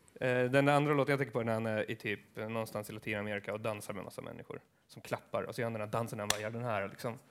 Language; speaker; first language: Swedish; early bilingual, other home language; Kurdish